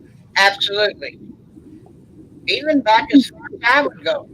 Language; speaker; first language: English; native; English